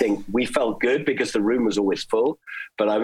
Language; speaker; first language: English; early bilingual, other home language; German